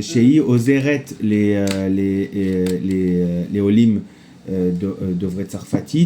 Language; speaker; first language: Hebrew; non-native, fluent; French